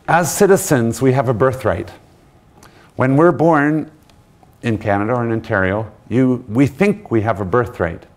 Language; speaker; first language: English; native; English